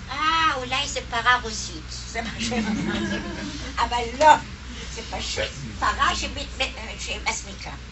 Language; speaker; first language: Hebrew; non-native, fluent; German